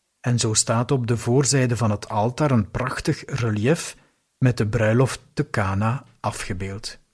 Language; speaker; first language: Dutch; native; Dutch